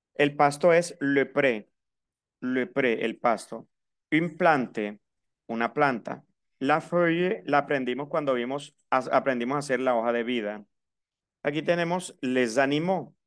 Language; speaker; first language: Spanish; native; Spanish